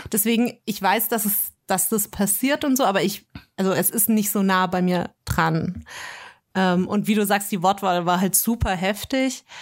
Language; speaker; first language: German; native; German